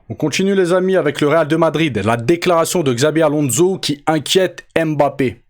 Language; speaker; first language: French; native; French